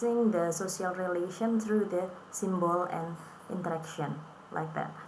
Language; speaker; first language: English; non-native, fluent; Indonesian